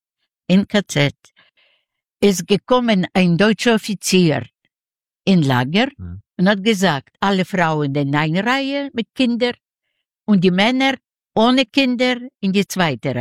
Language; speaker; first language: German; non-native, learner; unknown